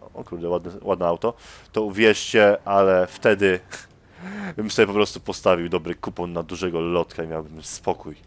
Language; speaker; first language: Polish; native; Polish